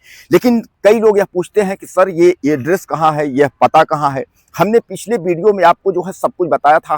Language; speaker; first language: Hindi; native; Hindi